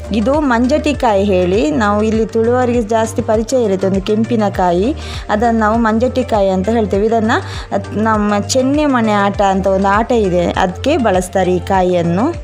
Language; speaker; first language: Kannada; non-native, local second language; Tulu